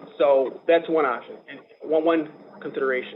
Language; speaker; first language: English; native; English